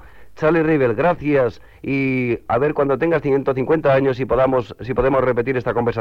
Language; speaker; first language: Spanish; native; Spanish